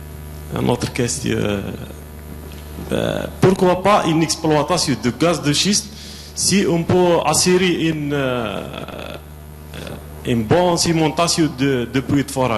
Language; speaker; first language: French; non-native, local second language; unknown